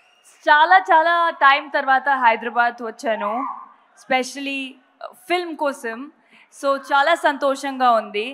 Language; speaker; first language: Telugu; non-native, local second language; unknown